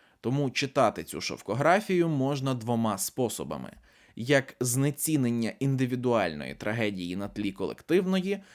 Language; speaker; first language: Ukrainian; native; Ukrainian